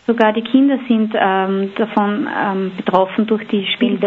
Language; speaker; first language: German; native; German